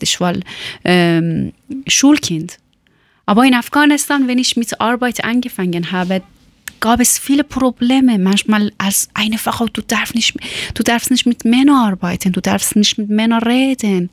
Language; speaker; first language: German; non-native, learner; Persian